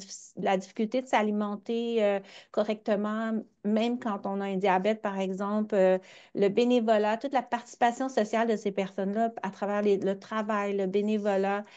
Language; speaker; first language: French; native; French